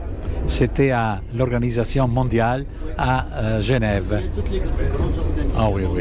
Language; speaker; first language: French; non-native, learner; Italian